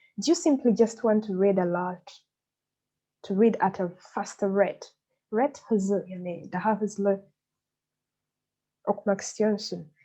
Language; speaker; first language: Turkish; non-native, learner; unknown